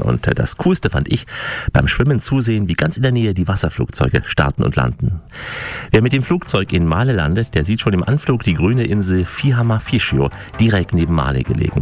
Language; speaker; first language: German; native; German